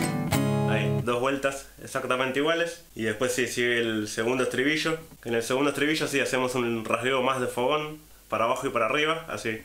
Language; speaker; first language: Spanish; native; Spanish